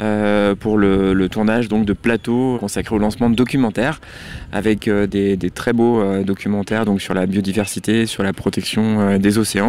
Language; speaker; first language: French; native; French